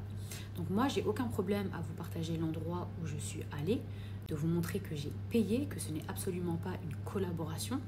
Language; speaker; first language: French; native; French